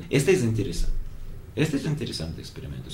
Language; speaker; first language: Spanish; non-native, learner; Russian